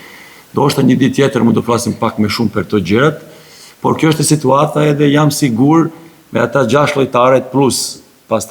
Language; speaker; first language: Albanian; non-native, learner; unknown